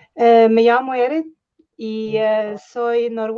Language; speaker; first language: Spanish; non-native, learner; Norwegian